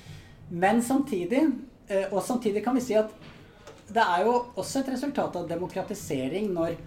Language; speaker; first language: Norwegian; native; Norwegian